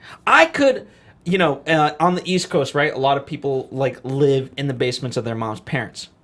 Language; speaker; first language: English; native; English